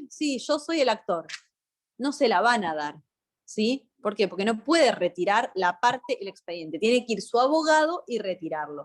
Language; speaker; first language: Spanish; native; Spanish